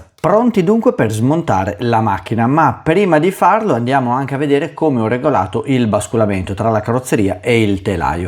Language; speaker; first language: Italian; native; Italian